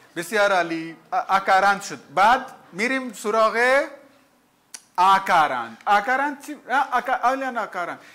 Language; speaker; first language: Persian; non-native, fluent; Hindi